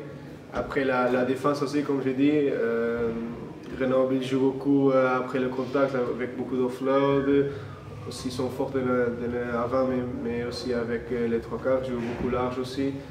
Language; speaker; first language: French; non-native, fluent; Portuguese